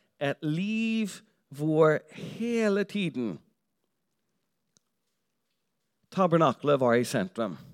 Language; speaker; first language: Norwegian; non-native, fluent; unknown